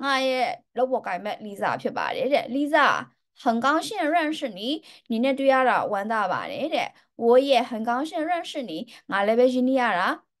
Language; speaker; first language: Chinese; native; Chinese